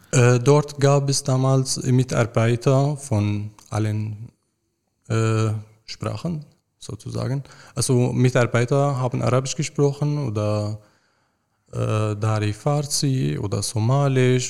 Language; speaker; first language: German; non-native, fluent; Arabic